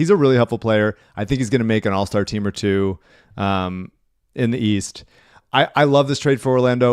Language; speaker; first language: English; native; English